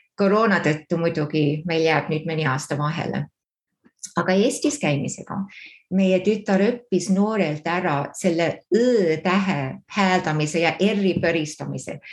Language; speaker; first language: Estonian; early bilingual, heritage; Estonian